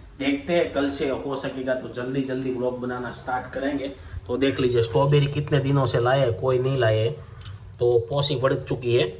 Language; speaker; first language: Hindi; non-native, local second language; Gujarati